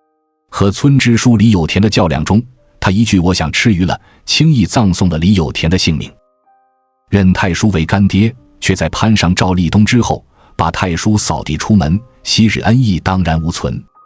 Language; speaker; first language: Chinese; native; Chinese